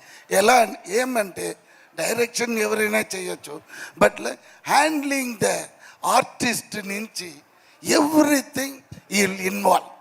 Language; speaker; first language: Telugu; non-native, learner; Tamil